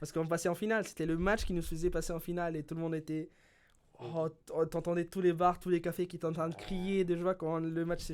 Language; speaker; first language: French; early bilingual, other home language; Spanish